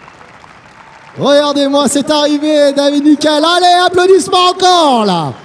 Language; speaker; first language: French; native; French